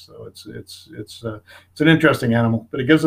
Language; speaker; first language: English; native; English